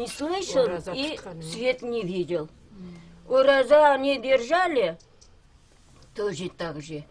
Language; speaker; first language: Russian; non-native, local second language; Crimean Tatar